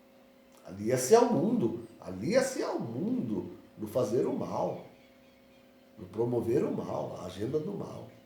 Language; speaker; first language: Portuguese; native; Portuguese